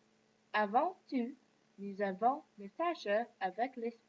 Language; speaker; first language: French; non-native, learner; English